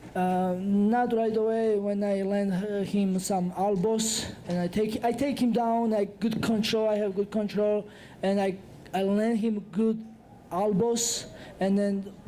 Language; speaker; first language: English; non-native, learner; Georgian